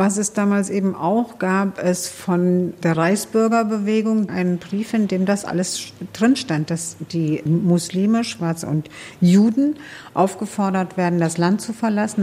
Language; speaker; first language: German; native; German